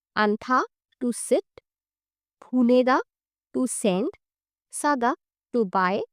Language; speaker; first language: Korean; non-native, fluent; Hindi